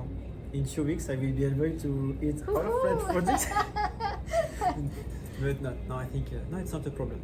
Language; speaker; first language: English; non-native, learner; French